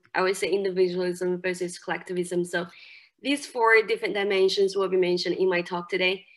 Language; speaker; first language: English; non-native, fluent; Chinese